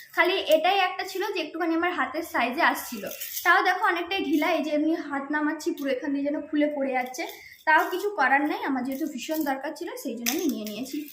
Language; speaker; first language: Bangla; native; Bangla